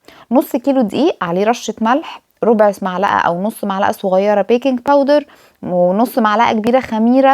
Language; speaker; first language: Arabic; native; Arabic